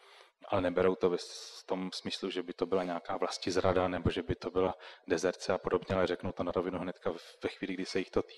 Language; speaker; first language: Czech; native; Czech